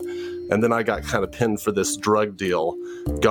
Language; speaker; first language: English; native; English